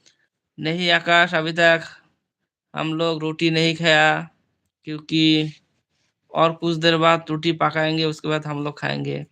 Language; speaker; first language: Hindi; non-native, local second language; Bangla